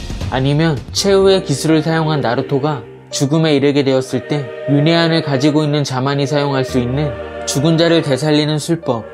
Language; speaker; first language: Korean; native; Korean